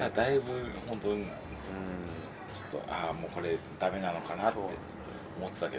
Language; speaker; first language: Japanese; native; Japanese